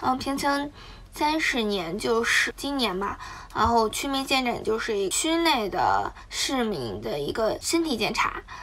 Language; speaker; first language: Chinese; native; Chinese